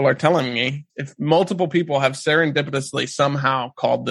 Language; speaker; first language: English; native; English